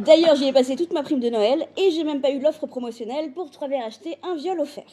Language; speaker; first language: French; native; French